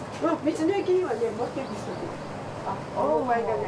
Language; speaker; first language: Japanese; native; Japanese